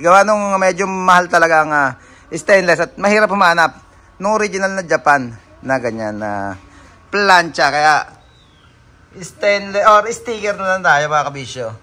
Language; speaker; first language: Filipino; native; Filipino